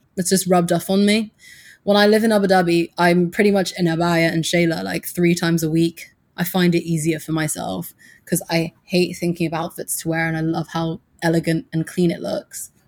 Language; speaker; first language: English; native; English